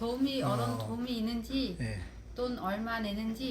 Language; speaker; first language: Korean; non-native, learner; Vietnamese